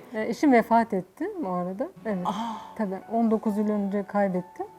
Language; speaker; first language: Turkish; native; Turkish